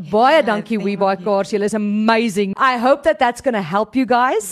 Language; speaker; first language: English; non-native, local second language; Afrikaans